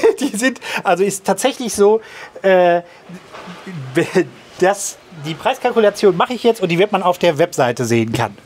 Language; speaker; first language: German; native; German